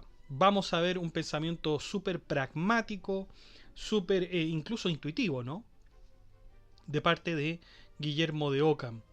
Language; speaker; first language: Spanish; native; Spanish